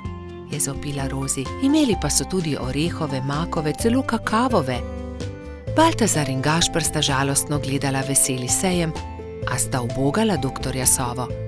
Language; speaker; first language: Slovenian; native; Slovenian